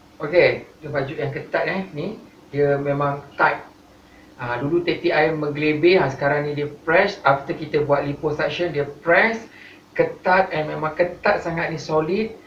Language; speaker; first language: Malay; native; Malay